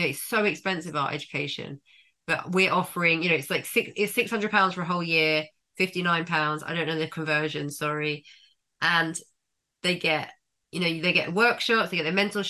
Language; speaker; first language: English; native; English